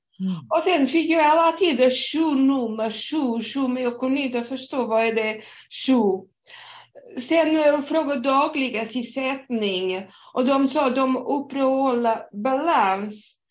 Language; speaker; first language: Swedish; non-native, fluent; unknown